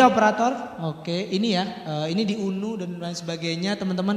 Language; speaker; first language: Indonesian; native; Indonesian